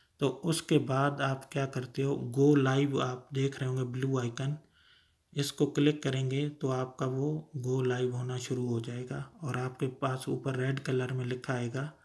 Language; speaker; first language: Urdu; non-native, local second language; Sindhi